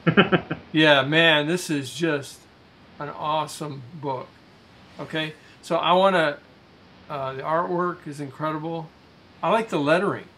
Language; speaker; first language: English; native; English